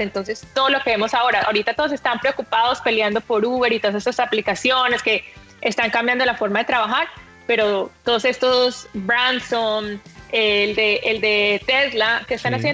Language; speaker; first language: Spanish; native; Spanish